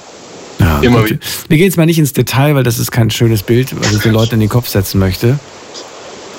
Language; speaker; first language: German; native; German